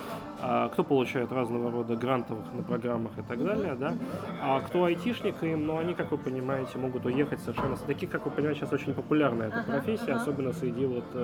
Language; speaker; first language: Russian; native; Russian